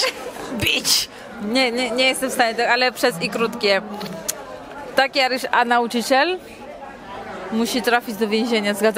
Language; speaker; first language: Polish; non-native, fluent; Georgian